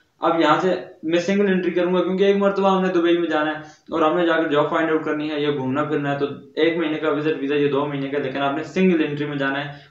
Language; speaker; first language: Urdu; non-native, local second language; Punjabi